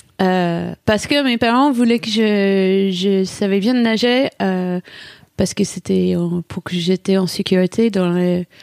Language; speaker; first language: French; non-native, fluent; English